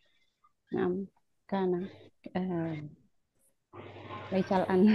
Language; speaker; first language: Arabic; non-native, learner; Indonesian